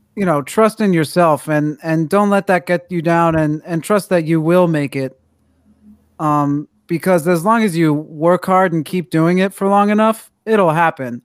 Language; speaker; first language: English; native; English